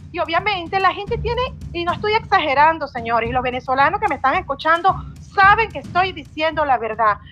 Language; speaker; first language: Spanish; native; Spanish